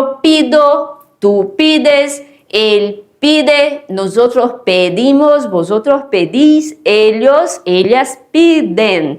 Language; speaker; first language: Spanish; non-native, fluent; Portuguese